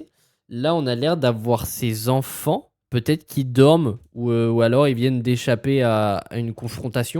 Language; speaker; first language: French; native; French